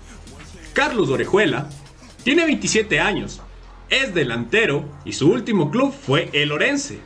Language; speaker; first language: Spanish; native; Spanish